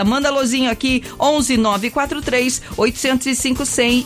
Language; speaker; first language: Portuguese; native; Portuguese